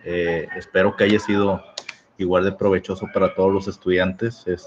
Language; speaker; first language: Spanish; native; Spanish